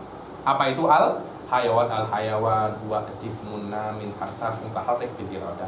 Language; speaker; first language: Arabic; non-native, fluent; Indonesian